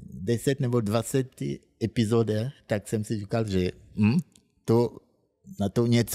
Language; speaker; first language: Czech; non-native, fluent; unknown